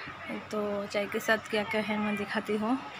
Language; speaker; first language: Hindi; non-native, local second language; Assamese